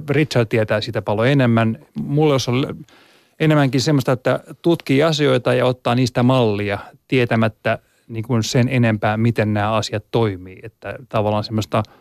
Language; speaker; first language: Finnish; native; Finnish